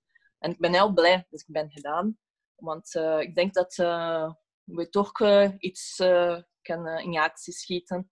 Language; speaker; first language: Dutch; non-native, fluent; Portuguese